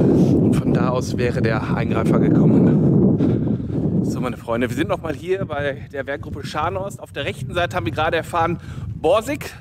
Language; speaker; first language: German; native; German